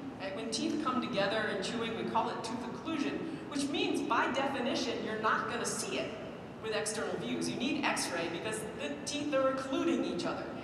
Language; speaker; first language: English; native; English